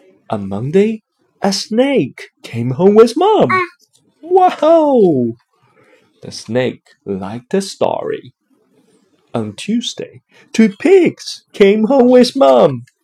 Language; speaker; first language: English; non-native, fluent; Chinese